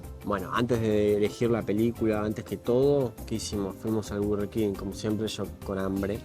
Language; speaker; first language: Spanish; native; Spanish